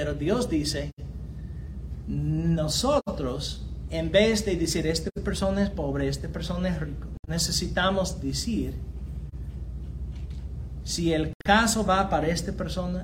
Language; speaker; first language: Spanish; non-native, fluent; English